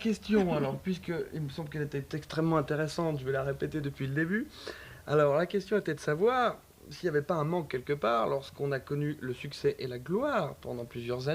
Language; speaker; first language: French; native; French